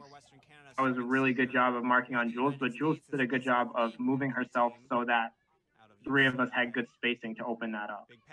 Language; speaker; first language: English; native; English